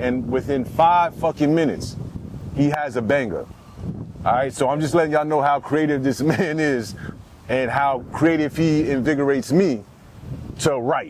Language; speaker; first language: English; native; English